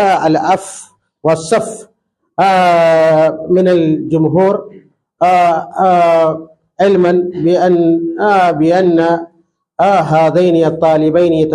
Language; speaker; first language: Arabic; non-native, fluent; Urdu